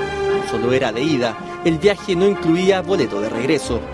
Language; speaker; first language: Spanish; native; Spanish